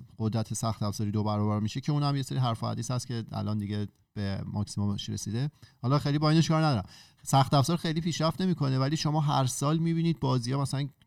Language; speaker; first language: Persian; native; Persian